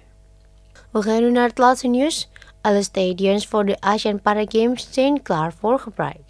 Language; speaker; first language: Dutch; non-native, fluent; Indonesian